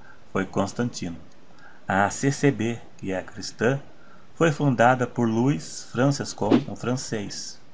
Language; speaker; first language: Portuguese; native; Portuguese